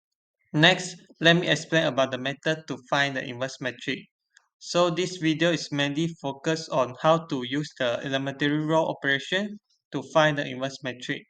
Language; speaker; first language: English; non-native, local second language; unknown